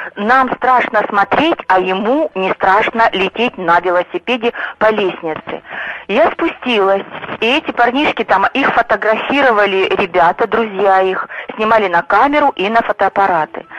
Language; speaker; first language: Russian; native; Russian